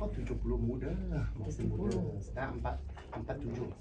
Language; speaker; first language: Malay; non-native, local second language; Cantonese